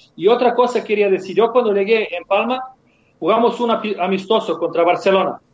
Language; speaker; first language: Spanish; non-native, fluent; Serbian